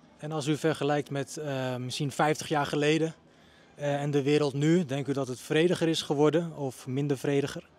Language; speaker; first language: Dutch; early bilingual, other home language; Bosnian